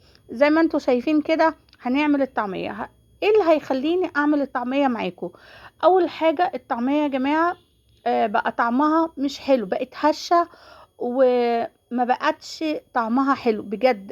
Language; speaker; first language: Arabic; native; Arabic